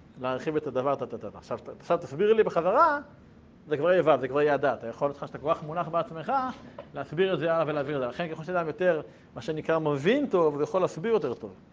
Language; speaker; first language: Hebrew; native; Hebrew